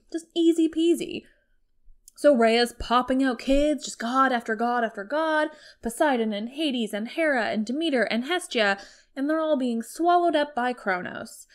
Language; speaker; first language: English; native; English